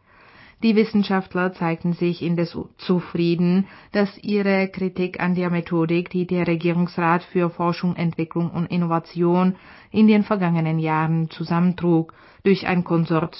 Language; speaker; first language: German; non-native, fluent; Czech